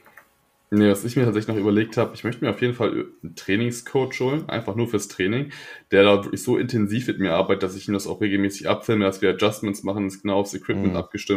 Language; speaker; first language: German; native; German